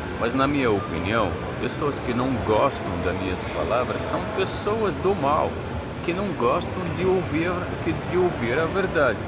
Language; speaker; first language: Portuguese; non-native, fluent; Arabic